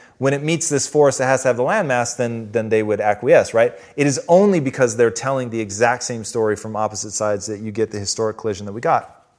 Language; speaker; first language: English; native; English